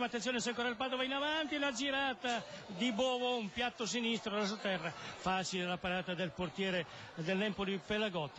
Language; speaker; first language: Italian; native; Italian